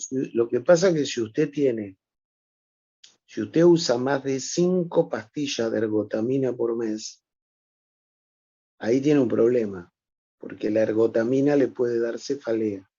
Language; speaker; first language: Spanish; native; Spanish